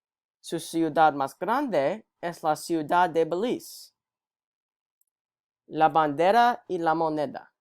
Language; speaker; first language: Spanish; non-native, learner; English